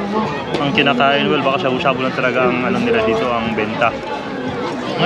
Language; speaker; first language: Filipino; native; Filipino